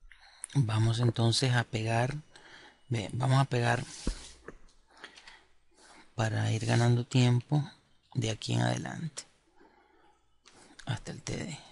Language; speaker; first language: Spanish; native; Spanish